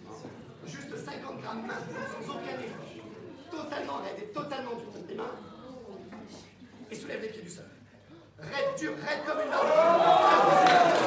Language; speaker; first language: French; native; French